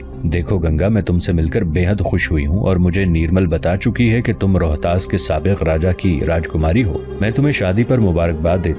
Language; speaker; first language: Urdu; native; Urdu